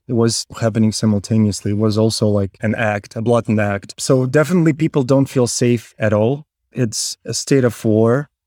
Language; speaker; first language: English; non-native, fluent; Ukrainian